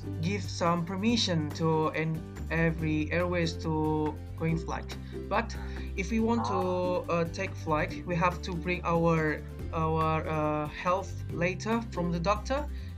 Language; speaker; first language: English; non-native, learner; Indonesian